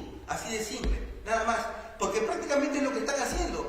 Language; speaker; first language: Spanish; native; Spanish